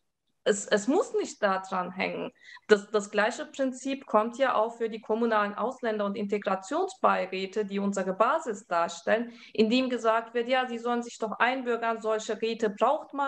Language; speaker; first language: German; early bilingual, other home language; Turkish